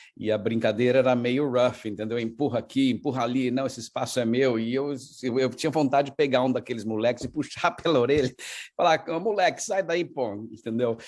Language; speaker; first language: Portuguese; native; Portuguese